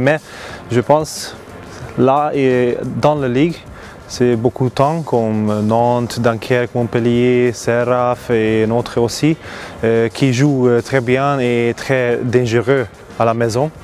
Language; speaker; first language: French; non-native, learner; Hungarian